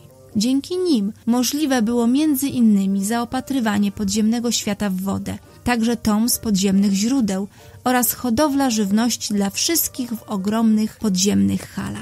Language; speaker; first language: Polish; native; Polish